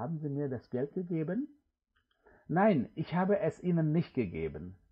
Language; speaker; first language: German; non-native, fluent; Indonesian